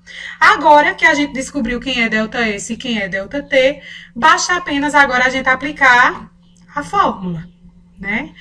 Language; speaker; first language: Portuguese; native; Portuguese